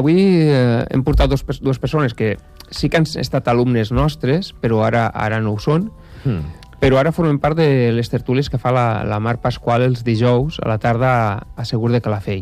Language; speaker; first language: Catalan; native; Catalan